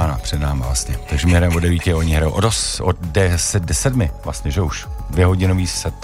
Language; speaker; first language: Czech; native; Czech